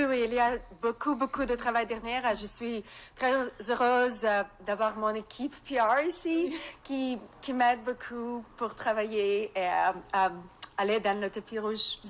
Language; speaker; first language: French; non-native, learner; Russian